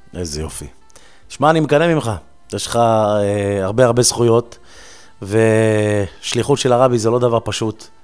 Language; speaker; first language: Hebrew; native; Hebrew